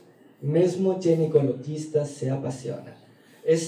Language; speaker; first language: Portuguese; non-native, learner; Galician